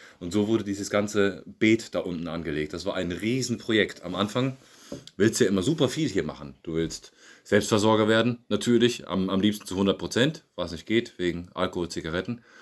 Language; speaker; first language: German; native; German